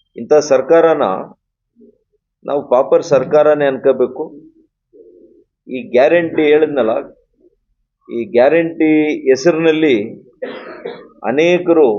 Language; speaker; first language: Kannada; native; Kannada